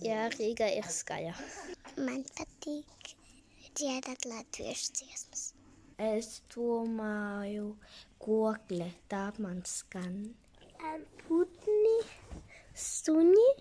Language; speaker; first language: Latvian; early bilingual, heritage; Latvian